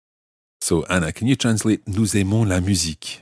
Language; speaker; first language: French; non-native, fluent; English